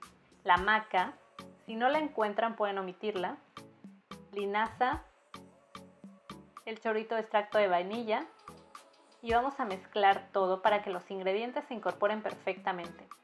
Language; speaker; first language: Spanish; native; Spanish